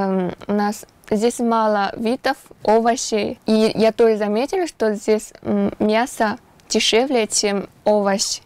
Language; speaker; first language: Russian; non-native, learner; Chinese